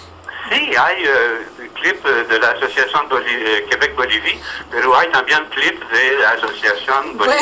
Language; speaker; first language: Spanish; non-native, fluent; French